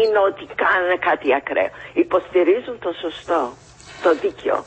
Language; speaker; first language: Greek; non-native, fluent; English